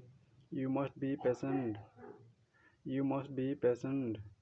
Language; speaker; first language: English; non-native, local second language; Odia